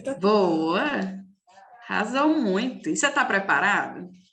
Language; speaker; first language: Portuguese; native; Portuguese